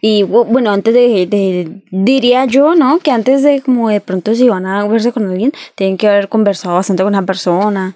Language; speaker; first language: Spanish; native; Spanish